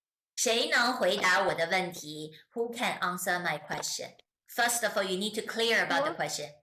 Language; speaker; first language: English; non-native, fluent; Chinese